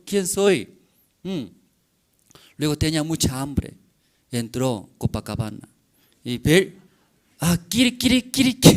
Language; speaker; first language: Spanish; non-native, learner; Korean